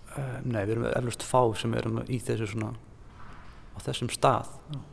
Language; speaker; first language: Icelandic; native; Icelandic